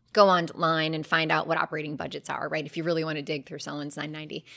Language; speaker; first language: English; native; English